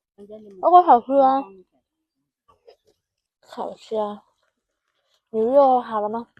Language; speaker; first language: Chinese; non-native, fluent; Lao